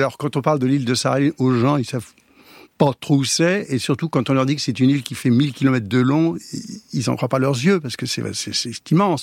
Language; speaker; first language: French; native; French